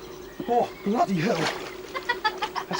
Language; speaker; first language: English; native; English